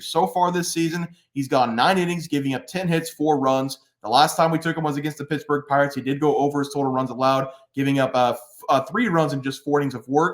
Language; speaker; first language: English; native; English